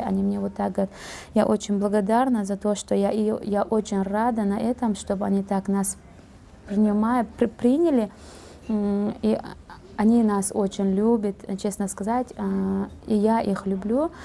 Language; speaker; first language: Russian; non-native, fluent; Uzbek